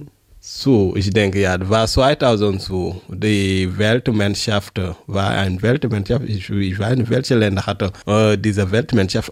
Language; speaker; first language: German; non-native, learner; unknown